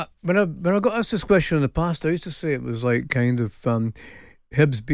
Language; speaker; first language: English; native; English